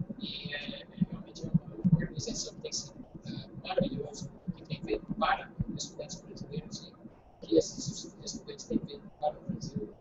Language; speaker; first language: Portuguese; non-native, fluent; English